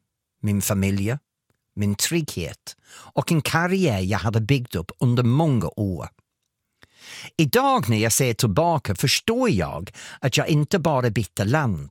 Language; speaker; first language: Swedish; non-native, fluent; English